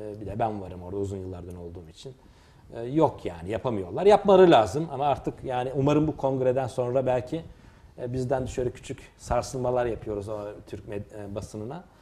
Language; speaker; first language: Turkish; native; Turkish